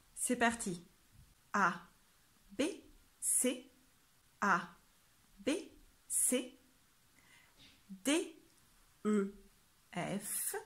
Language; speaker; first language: French; native; French